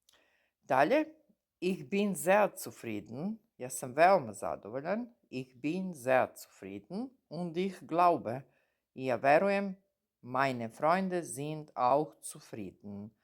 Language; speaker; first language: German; non-native, fluent; Serbian